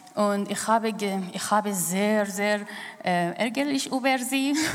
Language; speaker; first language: German; non-native, learner; Kurdish